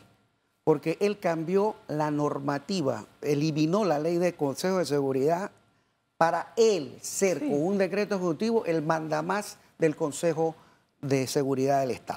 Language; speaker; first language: Spanish; native; Spanish